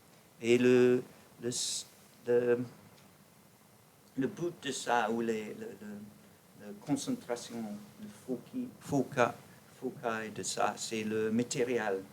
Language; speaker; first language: French; non-native, learner; English